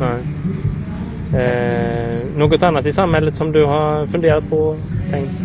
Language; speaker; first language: Swedish; native; Swedish